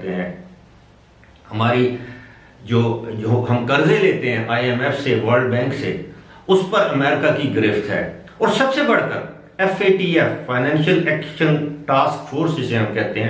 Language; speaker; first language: Urdu; native; Urdu